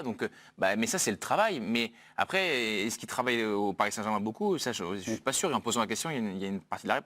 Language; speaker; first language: French; native; French